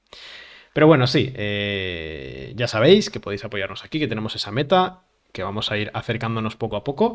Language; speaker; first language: Spanish; native; Spanish